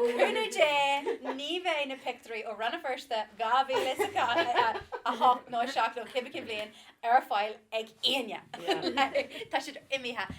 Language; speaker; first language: Irish; non-native, local second language; English